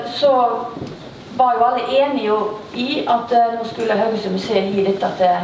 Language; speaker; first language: Norwegian; native; Norwegian